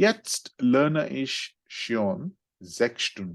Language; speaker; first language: German; non-native, fluent; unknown